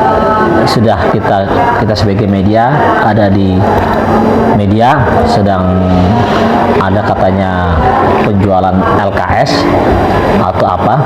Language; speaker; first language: Indonesian; native; Indonesian